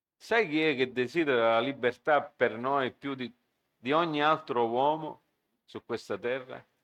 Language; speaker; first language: Italian; early bilingual, heritage; Italian